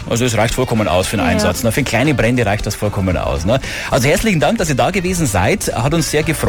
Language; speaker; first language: German; native; German